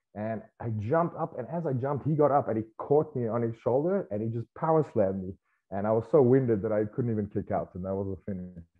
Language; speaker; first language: English; native; English